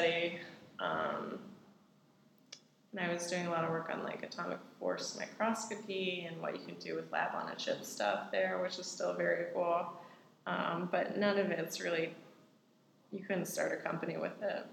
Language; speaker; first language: English; native; English